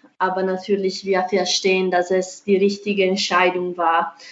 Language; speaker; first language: German; non-native, fluent; Italian